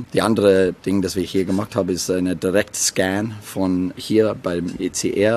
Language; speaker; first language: German; non-native, learner; English